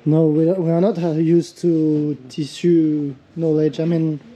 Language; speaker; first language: English; non-native, fluent; French